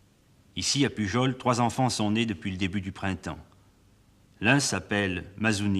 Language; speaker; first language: French; native; French